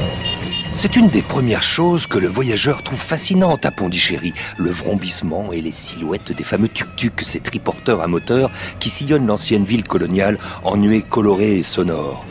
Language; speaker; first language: French; native; French